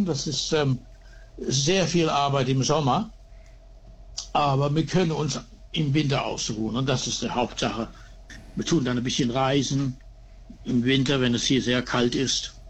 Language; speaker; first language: German; early bilingual, heritage; German